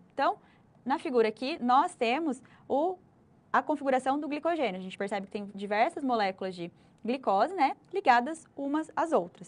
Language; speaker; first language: Portuguese; native; Portuguese